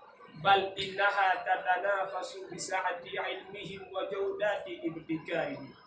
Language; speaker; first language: Arabic; non-native, learner; Achinese